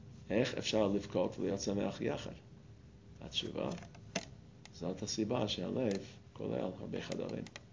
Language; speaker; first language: Hebrew; non-native, fluent; English